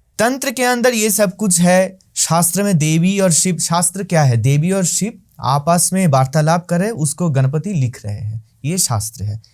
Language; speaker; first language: Hindi; non-native, local second language; Bangla